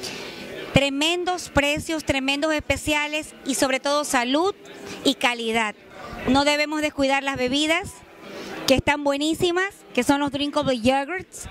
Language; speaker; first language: Spanish; native; Spanish